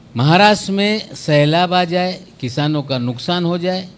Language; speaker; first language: Hindi; non-native, local second language; Marathi